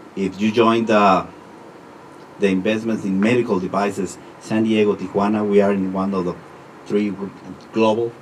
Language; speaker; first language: English; non-native, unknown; Spanish